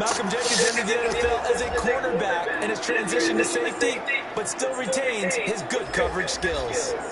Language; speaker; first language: English; native; English